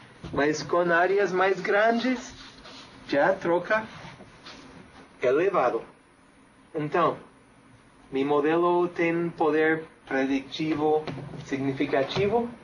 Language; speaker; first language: Spanish; non-native, fluent; English